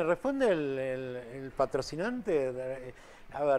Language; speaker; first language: Spanish; native; Spanish